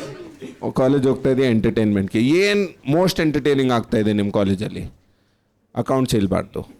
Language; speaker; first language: Kannada; non-native, local second language; Punjabi